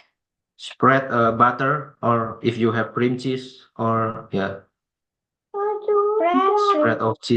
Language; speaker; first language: English; non-native, fluent; Indonesian